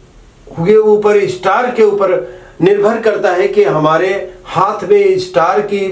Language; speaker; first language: Hindi; native; Hindi